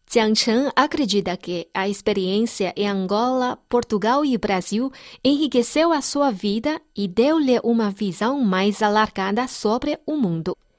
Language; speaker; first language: Portuguese; non-native, fluent; Chinese